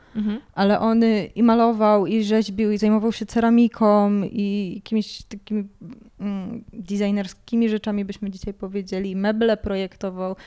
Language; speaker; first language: Polish; native; Polish